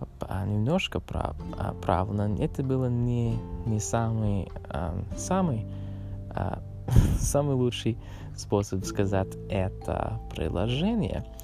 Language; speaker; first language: Russian; non-native, learner; English